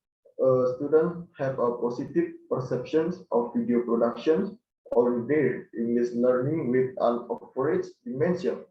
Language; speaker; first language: English; non-native, learner; Indonesian